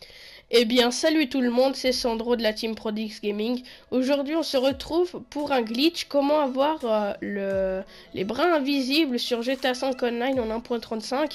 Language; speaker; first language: French; native; French